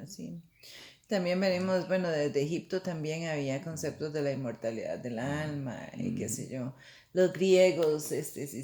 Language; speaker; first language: Spanish; native; Spanish